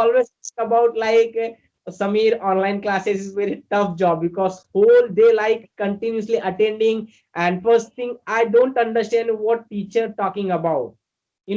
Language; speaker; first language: English; non-native, learner; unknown